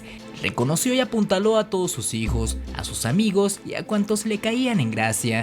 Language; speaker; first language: Spanish; native; Spanish